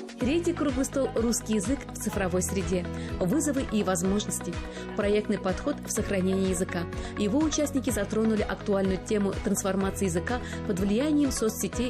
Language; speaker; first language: Russian; native; Russian